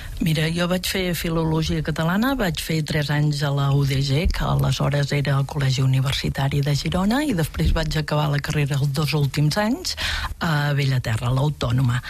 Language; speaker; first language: Catalan; native; Catalan